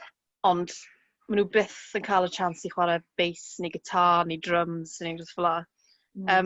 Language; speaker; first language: Welsh; native; Welsh